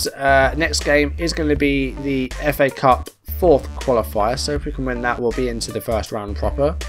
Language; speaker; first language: English; native; English